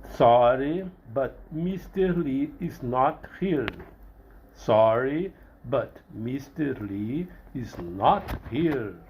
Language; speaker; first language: English; non-native, learner; Portuguese